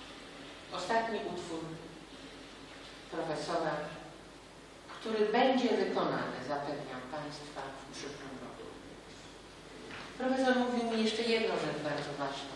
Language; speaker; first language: Polish; native; Polish